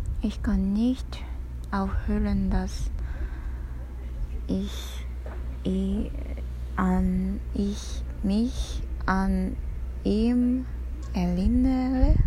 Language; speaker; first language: German; non-native, learner; Japanese